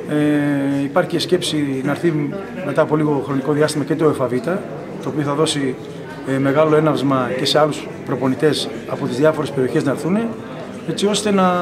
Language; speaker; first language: Greek; native; Greek